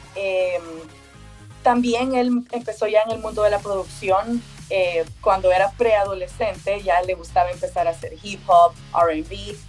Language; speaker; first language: Spanish; native; Spanish